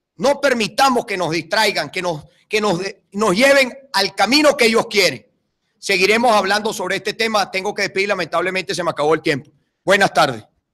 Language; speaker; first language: Spanish; native; Spanish